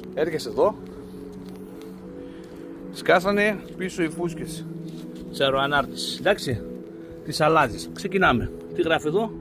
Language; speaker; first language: Greek; native; Greek